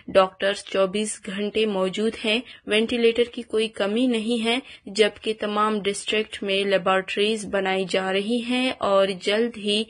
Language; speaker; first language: Urdu; non-native, local second language; Baluchi